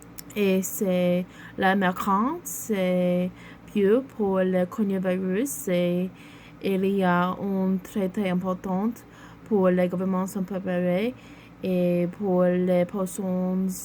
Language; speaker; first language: French; non-native, learner; English